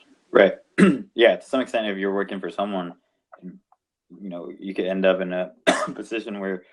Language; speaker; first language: English; non-native, local second language; Spanish